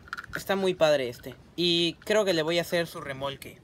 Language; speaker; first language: Spanish; native; Spanish